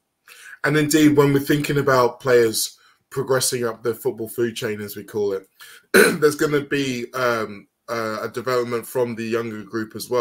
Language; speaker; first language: English; native; English